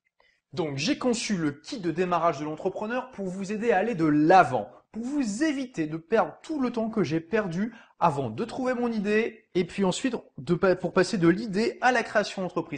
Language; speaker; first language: French; native; French